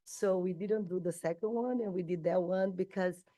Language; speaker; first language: English; non-native, fluent; Portuguese